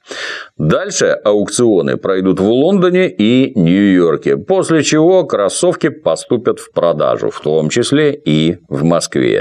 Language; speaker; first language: Russian; native; Russian